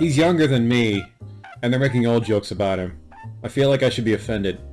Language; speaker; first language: English; native; English